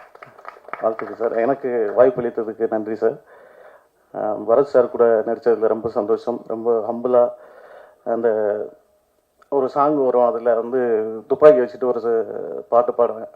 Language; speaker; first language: Tamil; native; Tamil